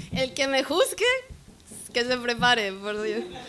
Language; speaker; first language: Spanish; native; Spanish